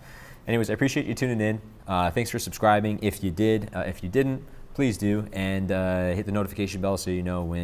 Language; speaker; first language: English; native; English